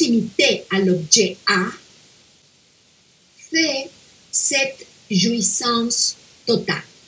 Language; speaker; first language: French; non-native, fluent; Spanish